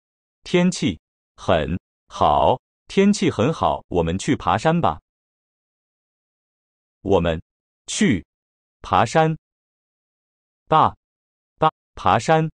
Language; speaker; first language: Chinese; non-native, learner; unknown